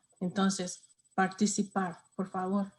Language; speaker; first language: Spanish; non-native, learner; English